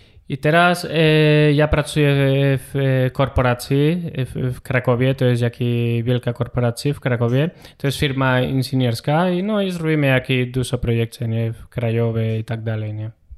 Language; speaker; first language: Polish; non-native, learner; Spanish